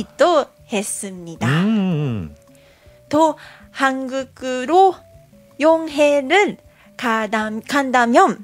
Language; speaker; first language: Korean; non-native, learner; Japanese